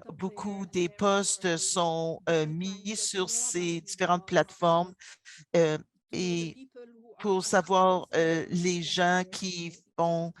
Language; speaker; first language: French; non-native, fluent; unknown